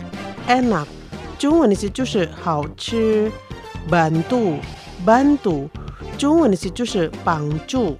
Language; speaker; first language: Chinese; non-native, fluent; Indonesian